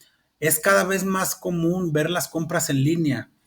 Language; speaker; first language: Spanish; native; Spanish